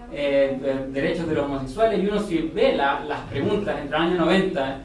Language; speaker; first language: Spanish; native; Spanish